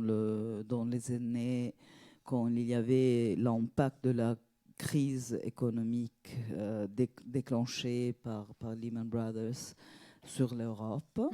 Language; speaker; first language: French; non-native, fluent; Italian